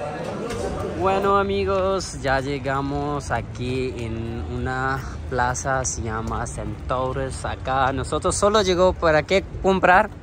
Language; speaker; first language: Spanish; non-native, learner; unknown